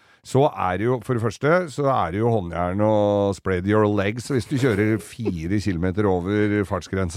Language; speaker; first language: Norwegian; native; Norwegian